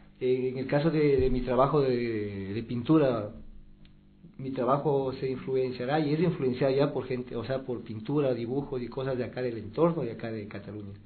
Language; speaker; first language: Spanish; native; Spanish